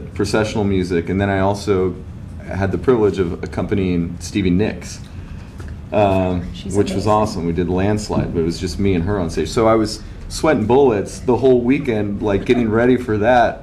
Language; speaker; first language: English; native; English